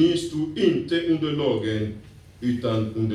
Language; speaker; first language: Swedish; non-native, fluent; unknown